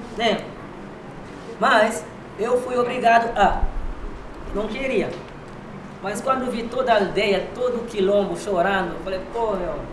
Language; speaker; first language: Portuguese; non-native, local second language; Kabuverdianu